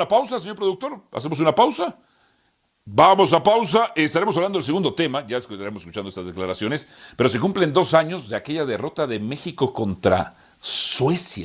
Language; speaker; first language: Spanish; native; Spanish